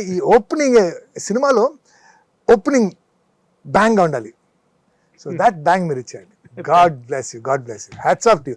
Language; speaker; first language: Telugu; non-native, fluent; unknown